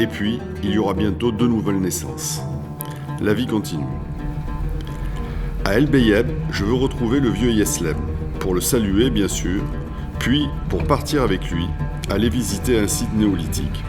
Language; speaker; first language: French; native; French